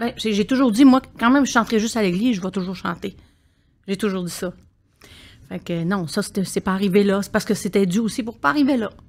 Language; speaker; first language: French; native; French